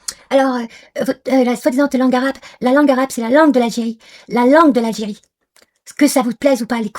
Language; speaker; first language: French; non-native, local second language; Arabic